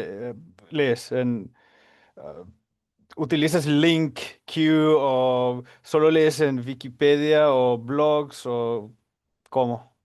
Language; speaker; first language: Spanish; non-native, fluent; Finnish